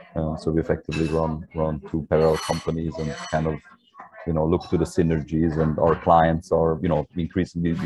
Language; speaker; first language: English; non-native, fluent; Hungarian